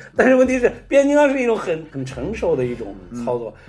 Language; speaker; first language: Chinese; native; Chinese